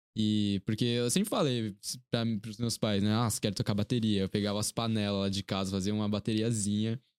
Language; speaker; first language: Portuguese; early bilingual, other home language; Korean